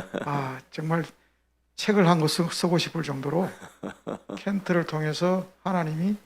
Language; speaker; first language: Korean; native; Korean